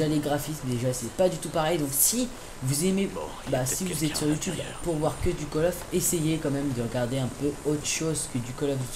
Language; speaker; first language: French; native; French